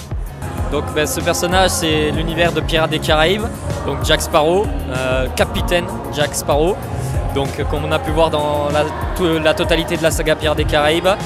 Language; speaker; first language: French; native; French